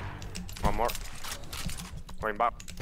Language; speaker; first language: English; non-native, learner; Spanish